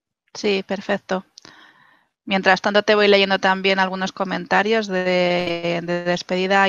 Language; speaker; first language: Spanish; native; Spanish